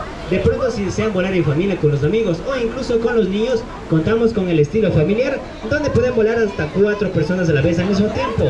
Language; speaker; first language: Spanish; native; Spanish